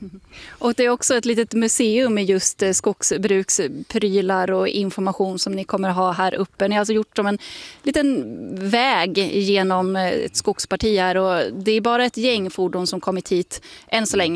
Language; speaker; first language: Swedish; native; Swedish